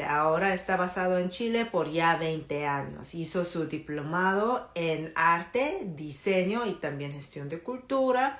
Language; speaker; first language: Spanish; non-native, fluent; Korean